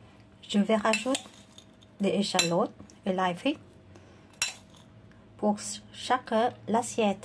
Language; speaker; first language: French; non-native, learner; Vietnamese